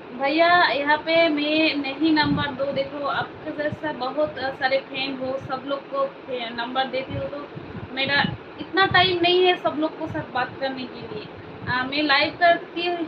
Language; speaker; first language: Hindi; non-native, local second language; Bangla